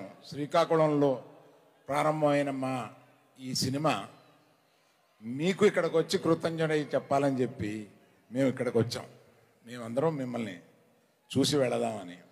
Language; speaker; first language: Telugu; native; Telugu